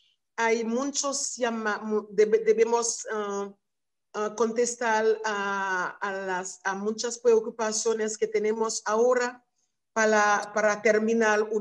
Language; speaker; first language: Spanish; non-native, learner; Haitian Creole